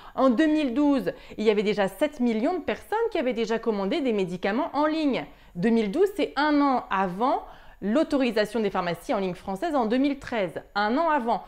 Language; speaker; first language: French; native; French